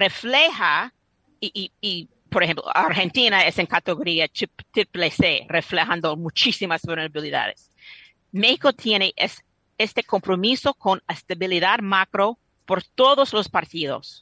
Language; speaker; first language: Spanish; non-native, fluent; English